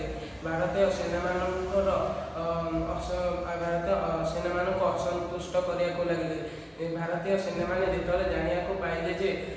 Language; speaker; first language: Hindi; non-native, local second language; Odia